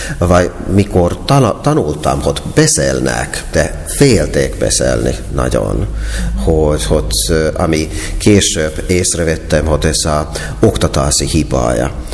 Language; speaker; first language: Hungarian; non-native, fluent; Finnish